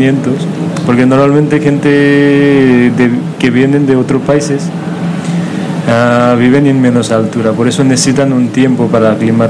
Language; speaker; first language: Spanish; non-native, learner; Nepali